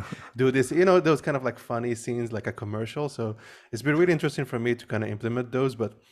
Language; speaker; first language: English; early bilingual, other home language; Arabic